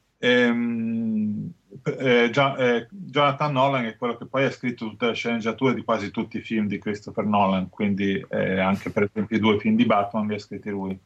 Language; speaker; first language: Italian; native; Italian